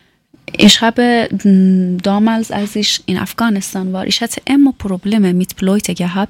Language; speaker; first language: German; non-native, learner; Persian